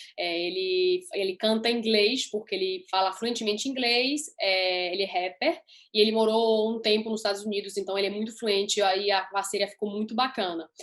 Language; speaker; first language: Portuguese; early bilingual, heritage; Portuguese